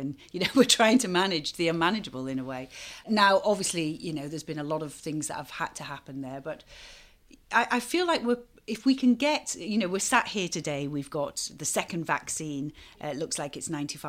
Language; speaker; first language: English; native; English